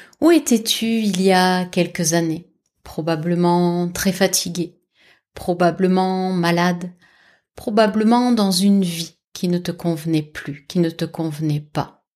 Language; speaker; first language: French; native; French